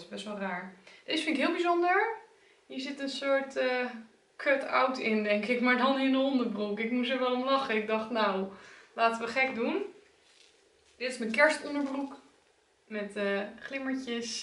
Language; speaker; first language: Dutch; native; Dutch